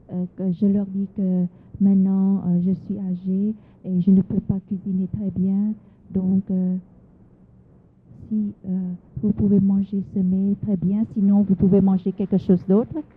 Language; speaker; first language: French; non-native, fluent; Vietnamese